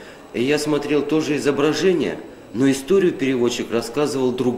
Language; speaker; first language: Russian; native; Russian